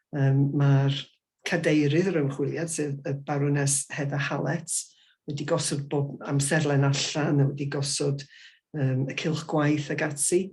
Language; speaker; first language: Welsh; native; Welsh